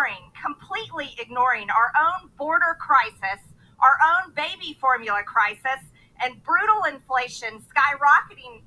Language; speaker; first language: English; native; English